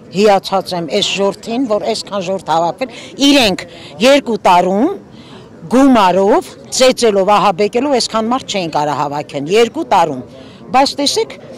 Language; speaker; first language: Armenian; native; Armenian